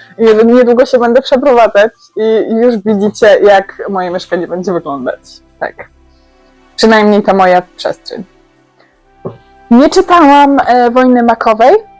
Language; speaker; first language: Polish; native; Polish